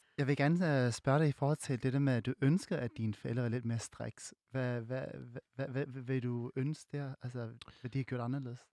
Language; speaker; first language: Danish; early bilingual, other home language; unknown